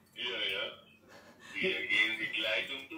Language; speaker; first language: German; non-native, learner; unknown